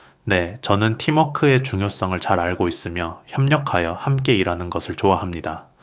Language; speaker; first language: Korean; non-native, fluent; Urdu